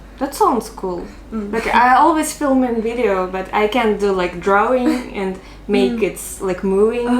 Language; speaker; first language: English; non-native, fluent; Russian